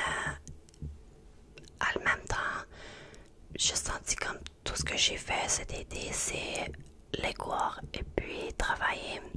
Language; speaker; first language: French; non-native, learner; English